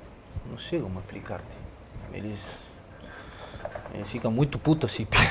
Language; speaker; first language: Spanish; non-native, fluent; Portuguese